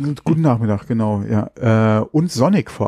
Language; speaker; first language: German; native; German